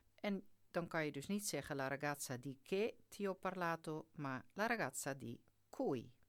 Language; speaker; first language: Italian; non-native, fluent; Dutch